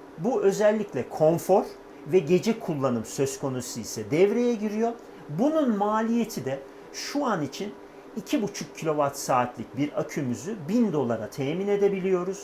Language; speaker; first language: Turkish; native; Turkish